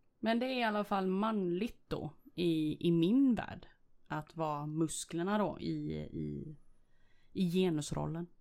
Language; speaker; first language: Swedish; early bilingual, other home language; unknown